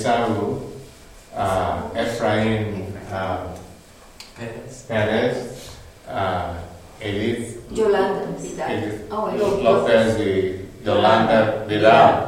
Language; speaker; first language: Spanish; non-native, learner; English